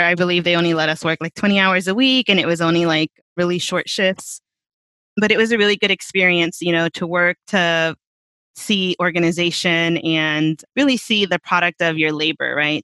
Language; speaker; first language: English; early bilingual, other home language; Spanish